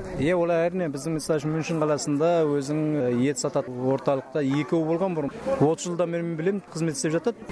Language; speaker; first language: Kazakh; early bilingual, heritage; Kazakh